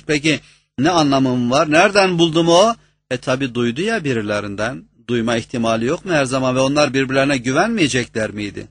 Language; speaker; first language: Turkish; native; Turkish